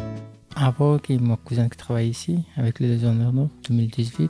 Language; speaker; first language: French; non-native, learner; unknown